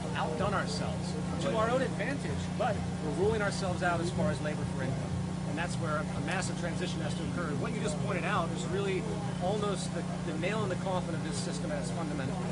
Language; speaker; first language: English; native; English